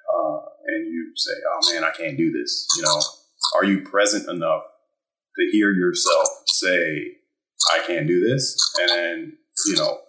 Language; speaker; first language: English; early bilingual, other home language; German